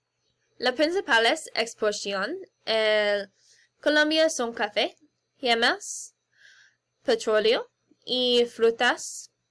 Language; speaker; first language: Spanish; non-native, learner; English